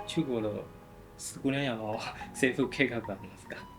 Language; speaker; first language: Japanese; non-native, learner; Chinese